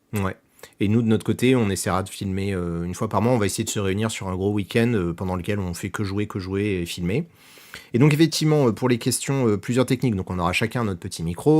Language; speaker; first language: French; native; French